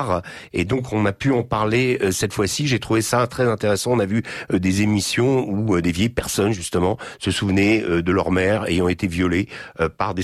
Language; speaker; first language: French; native; French